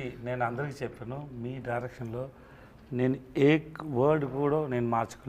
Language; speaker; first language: Telugu; non-native, learner; Tamil